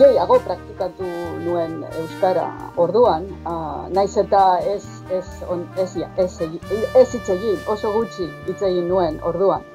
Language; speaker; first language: Basque; non-native, fluent; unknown